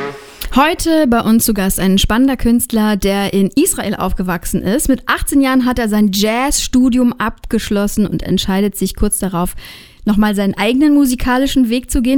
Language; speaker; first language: German; native; German